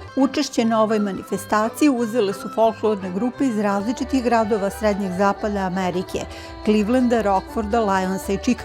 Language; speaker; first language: Serbian; native; Serbian